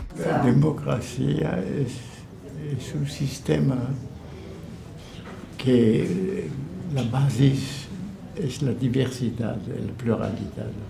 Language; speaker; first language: Spanish; non-native, fluent; French